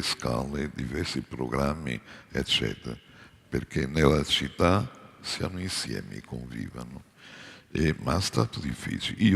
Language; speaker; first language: Italian; non-native, fluent; Portuguese